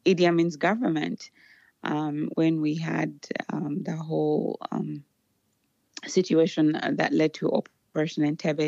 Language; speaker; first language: English; non-native, local second language; Ganda